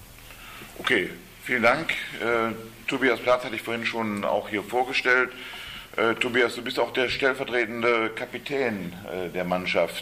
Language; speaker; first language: German; native; German